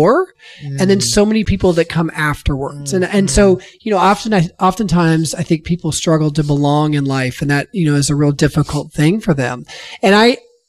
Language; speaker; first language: English; native; English